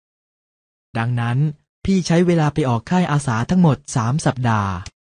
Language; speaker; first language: Thai; native; Thai